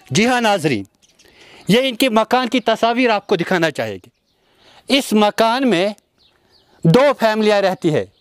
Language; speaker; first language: Hindi; non-native, local second language; Kashmiri